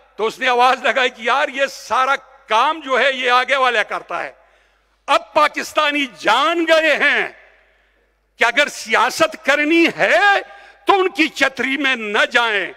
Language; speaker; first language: Urdu; non-native, local second language; Pashto